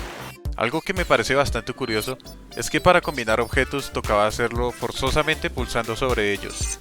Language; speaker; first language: Spanish; native; Spanish